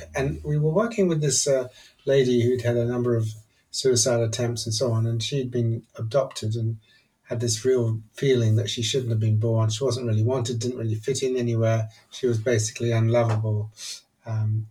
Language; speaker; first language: English; native; English